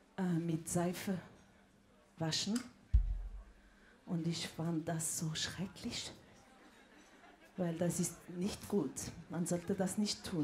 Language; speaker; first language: German; non-native, local second language; French